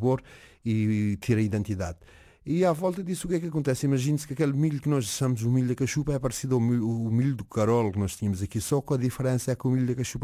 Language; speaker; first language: Portuguese; non-native, local second language; Kabuverdianu